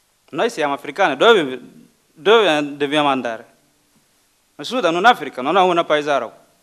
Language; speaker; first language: Italian; non-native, learner; Masai